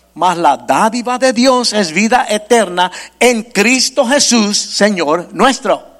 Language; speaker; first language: Spanish; early bilingual, heritage; Spanish